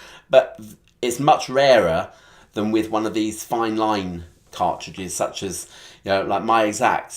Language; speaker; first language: English; native; English